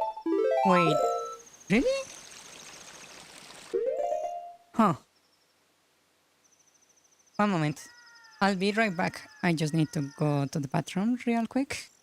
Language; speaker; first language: English; non-native, fluent; Spanish